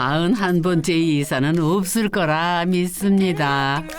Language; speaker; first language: Korean; native; Korean